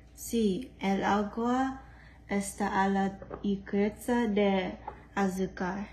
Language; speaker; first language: Spanish; non-native, learner; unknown